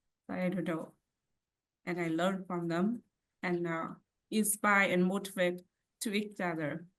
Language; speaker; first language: English; non-native, learner; Vietnamese